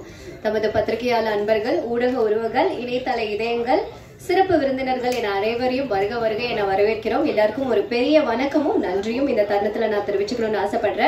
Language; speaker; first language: Tamil; native; Tamil